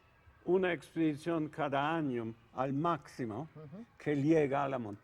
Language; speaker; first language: Spanish; non-native, learner; Italian